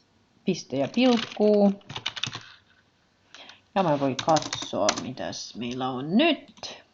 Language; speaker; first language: Finnish; non-native, learner; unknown